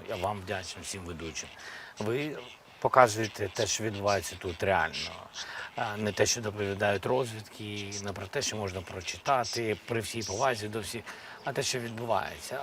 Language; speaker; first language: Ukrainian; non-native, local second language; Russian